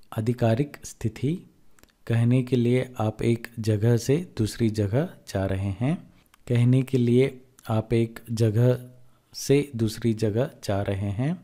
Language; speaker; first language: Hindi; non-native, local second language; Kannada